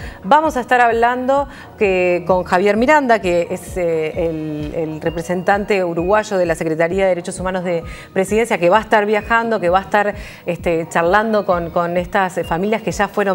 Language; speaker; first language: Spanish; native; Spanish